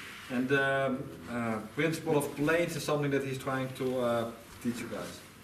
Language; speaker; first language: English; non-native, fluent; Dutch